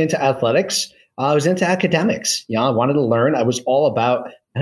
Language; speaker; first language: English; native; English